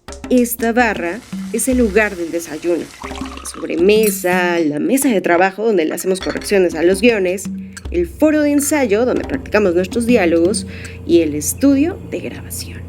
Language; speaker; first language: Spanish; native; Spanish